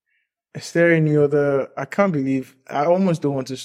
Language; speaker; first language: English; non-native, local second language; Yoruba